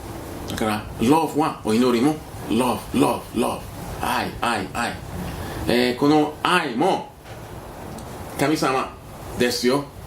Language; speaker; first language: Japanese; non-native, learner; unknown